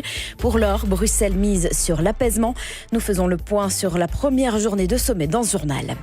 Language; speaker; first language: French; native; French